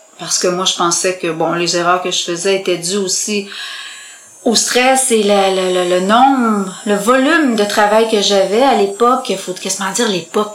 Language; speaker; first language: French; native; French